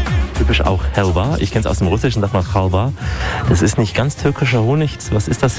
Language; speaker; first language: German; native; German